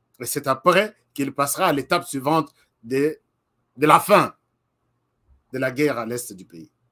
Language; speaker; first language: French; non-native, local second language; Lingala